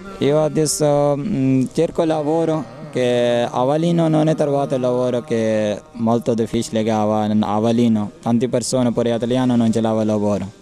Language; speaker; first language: Italian; non-native, learner; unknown